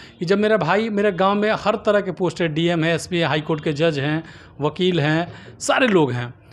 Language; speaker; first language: Hindi; native; Hindi